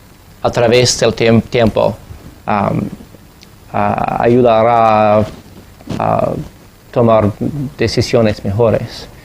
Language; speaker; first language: Spanish; non-native, fluent; English